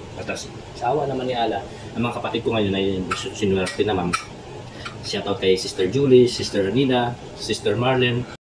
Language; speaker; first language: Filipino; non-native, local second language; Pampanga